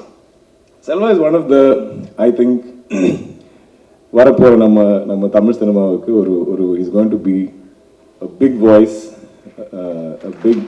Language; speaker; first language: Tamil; non-native, local second language; Malayalam